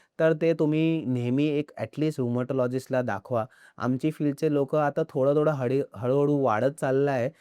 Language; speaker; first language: Marathi; non-native, local second language; Hindi